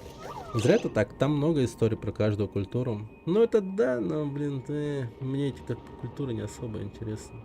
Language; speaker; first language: Russian; native; Russian